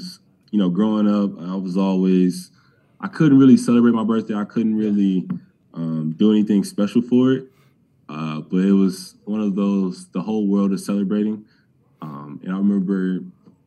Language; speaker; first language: English; native; English